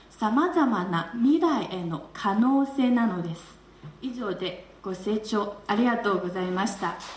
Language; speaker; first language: Japanese; non-native, fluent; Chinese